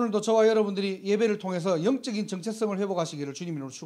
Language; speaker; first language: Korean; native; Korean